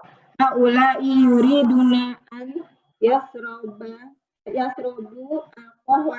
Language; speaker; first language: Arabic; non-native, learner; Indonesian